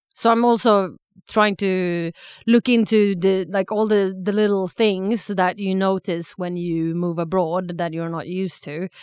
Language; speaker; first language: English; non-native, fluent; Swedish